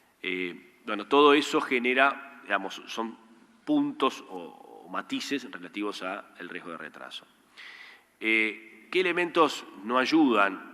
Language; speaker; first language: Spanish; native; Spanish